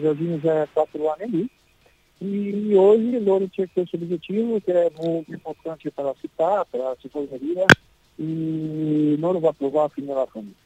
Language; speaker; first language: Italian; non-native, learner; Portuguese